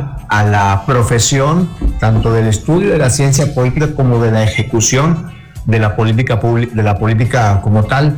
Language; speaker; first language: Spanish; native; Spanish